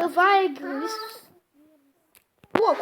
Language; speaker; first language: Latvian; non-native, local second language; Russian